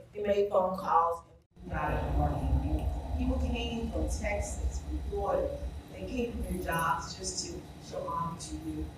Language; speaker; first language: English; native; English